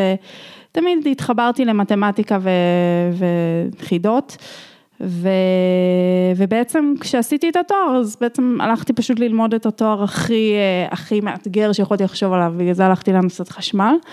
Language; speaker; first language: Hebrew; native; Hebrew